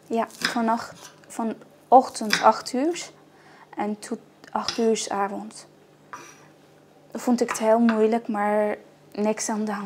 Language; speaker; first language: Dutch; non-native, learner; Arabic